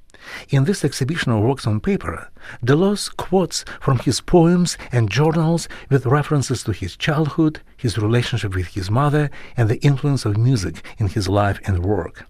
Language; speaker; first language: English; non-native, fluent; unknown